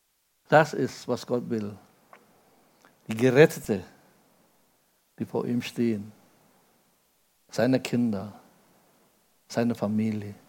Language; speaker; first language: German; non-native, fluent; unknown